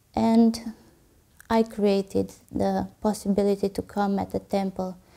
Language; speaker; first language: English; non-native, fluent; Romanian